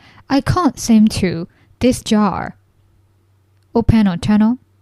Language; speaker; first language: English; non-native, fluent; Burmese